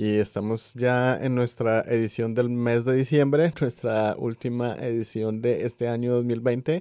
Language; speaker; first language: Spanish; native; Spanish